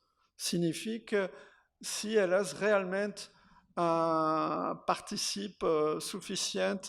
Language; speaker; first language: Portuguese; non-native, fluent; French